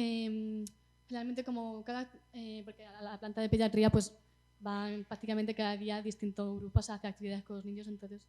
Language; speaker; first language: Spanish; native; Spanish